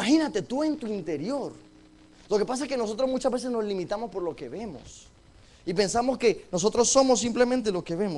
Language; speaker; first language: Spanish; native; Spanish